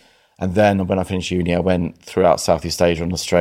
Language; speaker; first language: English; native; English